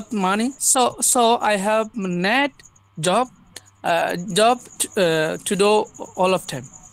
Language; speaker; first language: English; non-native, learner; Bangla